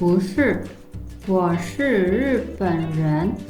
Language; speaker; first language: Chinese; non-native, fluent; Indonesian